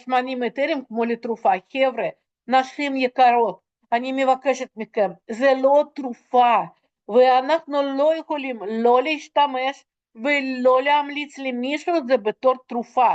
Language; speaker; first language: Hebrew; non-native, fluent; Russian